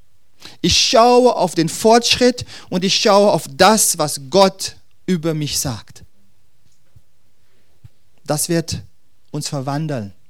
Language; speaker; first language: German; non-native, fluent; Dutch